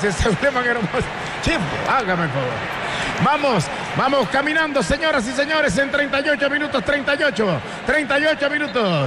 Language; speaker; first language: Spanish; native; Spanish